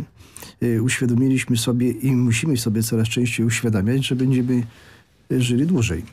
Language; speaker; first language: Polish; native; Polish